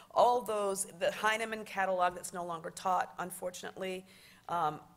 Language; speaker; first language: English; native; English